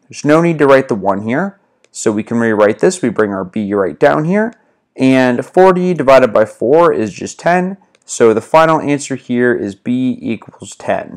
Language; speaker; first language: English; native; English